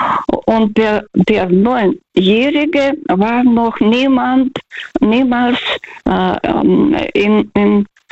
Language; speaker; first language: German; non-native, fluent; Russian